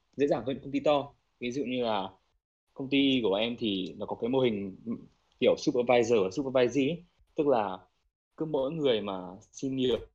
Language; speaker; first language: Vietnamese; native; Vietnamese